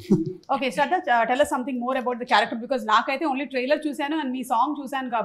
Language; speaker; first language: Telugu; native; Telugu